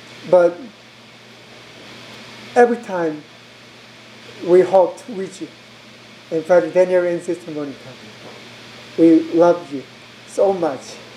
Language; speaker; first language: English; non-native, learner; Korean